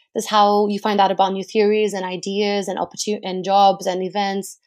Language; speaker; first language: English; non-native, fluent; Portuguese